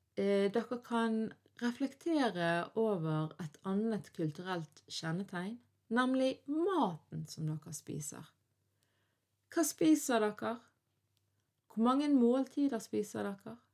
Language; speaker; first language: Norwegian; early bilingual, other home language; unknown